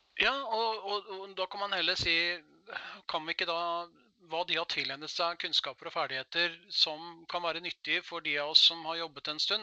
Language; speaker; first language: Norwegian; native; Norwegian